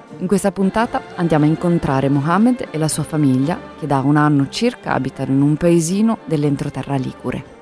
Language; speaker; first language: Italian; native; Italian